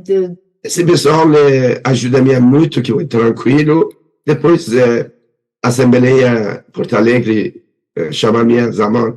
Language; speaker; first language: Portuguese; non-native, learner; Persian